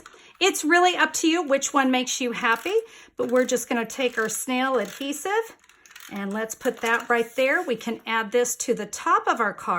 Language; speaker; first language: English; native; English